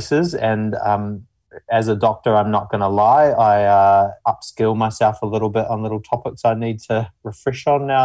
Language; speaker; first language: English; native; English